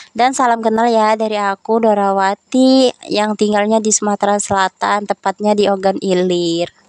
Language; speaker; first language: Indonesian; non-native, local second language; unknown